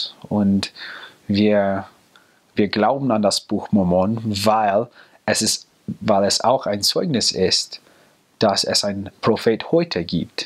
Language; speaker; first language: German; non-native, fluent; English